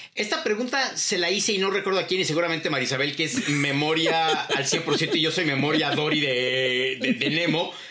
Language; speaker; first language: Spanish; native; Spanish